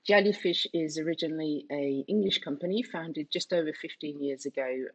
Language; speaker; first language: English; non-native, fluent; Danish